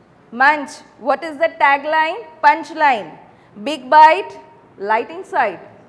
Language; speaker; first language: English; non-native, local second language; Gujarati